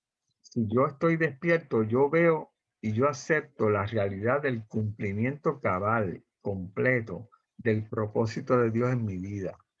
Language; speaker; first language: Spanish; native; Spanish